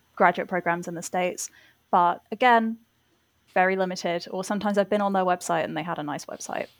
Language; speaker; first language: English; native; English